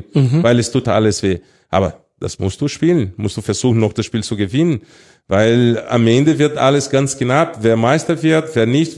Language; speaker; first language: German; non-native, fluent; Portuguese